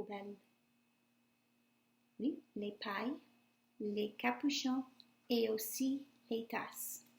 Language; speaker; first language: French; non-native, fluent; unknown